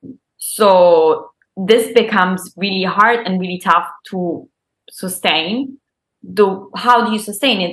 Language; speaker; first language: English; non-native, fluent; Italian